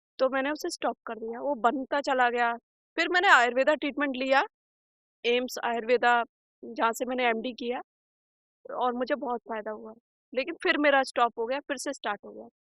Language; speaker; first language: Hindi; native; Hindi